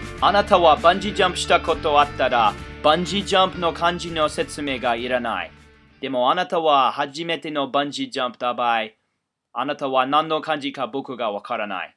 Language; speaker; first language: Japanese; non-native, learner; English